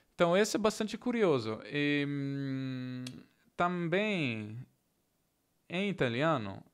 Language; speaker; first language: Portuguese; non-native, fluent; Italian